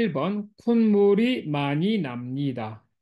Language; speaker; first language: Korean; non-native, fluent; English